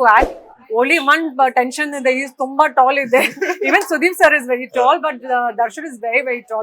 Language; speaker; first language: Kannada; non-native, learner; Hindi